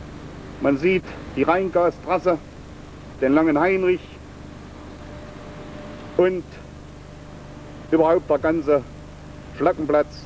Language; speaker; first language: German; native; German